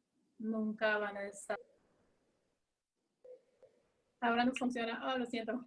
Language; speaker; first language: Spanish; non-native, fluent; English